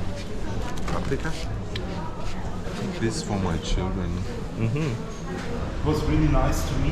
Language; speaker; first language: English; non-native, fluent; German